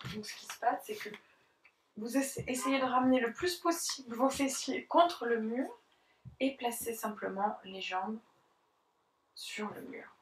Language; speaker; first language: French; native; French